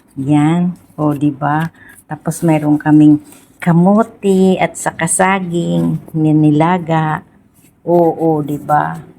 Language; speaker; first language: Filipino; non-native, local second language; Masbatenyo